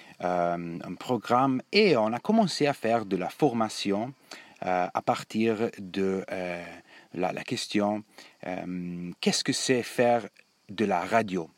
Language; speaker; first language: French; non-native, learner; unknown